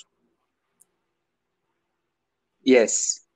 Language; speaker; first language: English; non-native, learner; Turkish